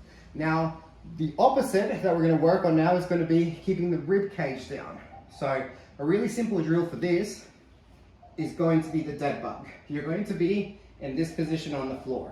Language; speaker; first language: English; native; English